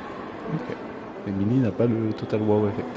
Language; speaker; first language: French; native; French